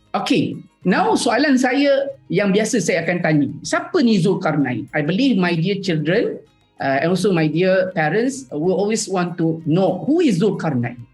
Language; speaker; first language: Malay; native; Malay